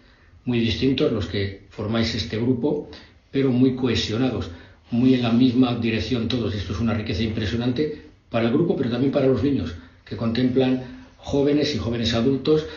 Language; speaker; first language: Spanish; native; Spanish